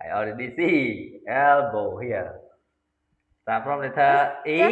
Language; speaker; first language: English; non-native, learner; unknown